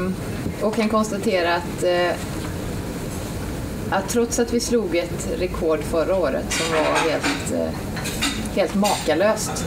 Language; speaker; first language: Swedish; native; Swedish